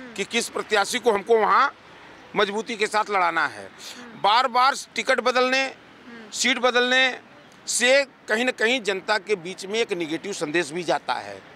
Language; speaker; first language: Hindi; native; Hindi